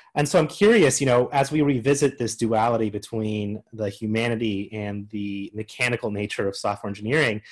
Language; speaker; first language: English; native; English